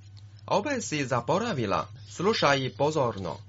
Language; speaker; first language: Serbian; non-native, fluent; Chinese